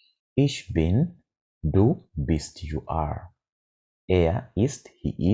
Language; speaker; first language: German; non-native, fluent; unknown